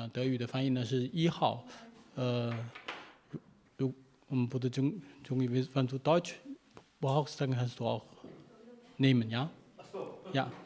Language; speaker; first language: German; non-native, fluent; Chinese